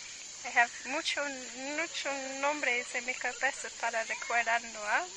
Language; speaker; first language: Spanish; non-native, learner; English